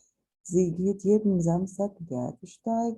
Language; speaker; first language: German; non-native, fluent; Spanish